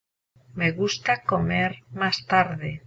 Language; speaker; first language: Spanish; non-native, learner; English